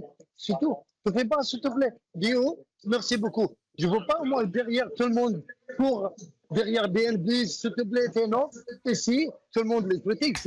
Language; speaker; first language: French; non-native, learner; Arabic